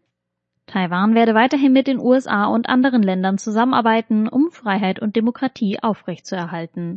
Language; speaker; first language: German; native; German